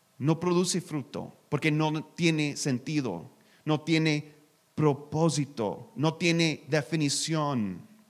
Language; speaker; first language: Spanish; non-native, learner; English